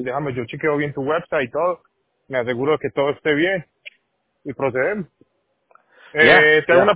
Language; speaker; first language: Spanish; native; Spanish